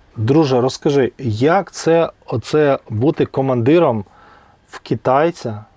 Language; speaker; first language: Ukrainian; native; Ukrainian